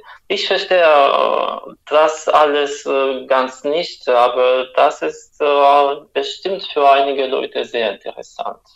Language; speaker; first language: German; non-native, fluent; Russian